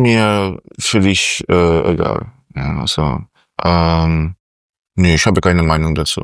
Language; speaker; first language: German; non-native, fluent; Polish